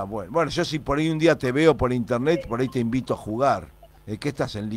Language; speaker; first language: Spanish; native; Spanish